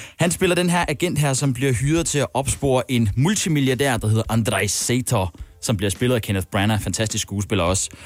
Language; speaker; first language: Danish; native; Danish